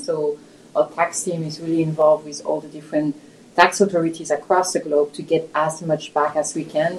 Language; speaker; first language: English; non-native, fluent; French